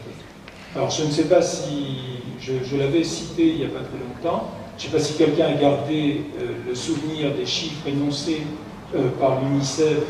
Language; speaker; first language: French; native; French